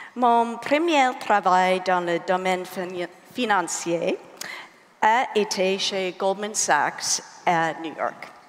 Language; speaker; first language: French; non-native, learner; English